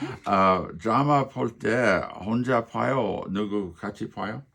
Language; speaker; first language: Korean; non-native, fluent; English